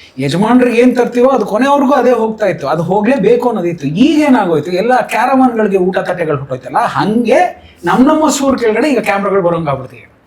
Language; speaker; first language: Kannada; native; Kannada